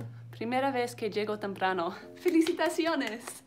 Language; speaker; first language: Spanish; non-native, learner; English